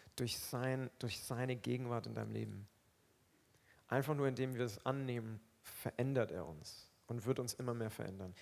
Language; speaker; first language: German; native; German